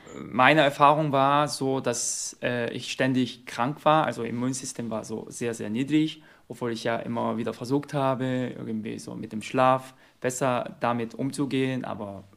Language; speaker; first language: German; non-native, fluent; Korean